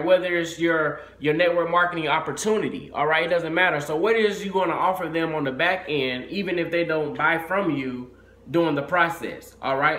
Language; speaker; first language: English; native; English